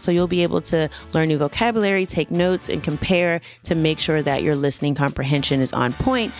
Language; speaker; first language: English; native; English